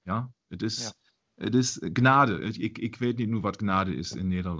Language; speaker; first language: Dutch; non-native, fluent; German